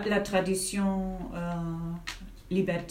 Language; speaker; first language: French; non-native, fluent; German